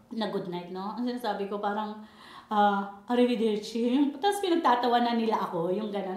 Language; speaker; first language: Filipino; native; Filipino